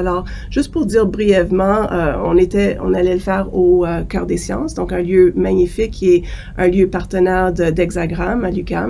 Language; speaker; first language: French; native; French